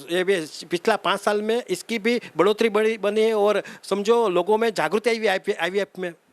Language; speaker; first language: Hindi; non-native, local second language; Gujarati